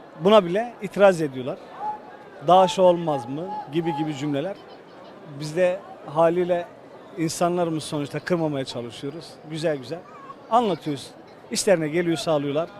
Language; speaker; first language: Turkish; non-native, local second language; Kurdish